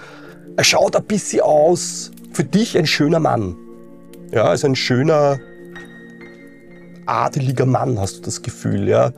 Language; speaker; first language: German; native; German